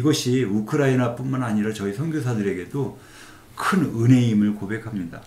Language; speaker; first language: Korean; native; Korean